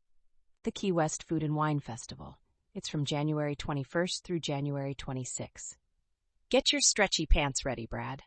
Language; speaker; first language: English; native; English